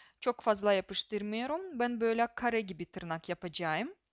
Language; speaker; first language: Turkish; non-native, fluent; Russian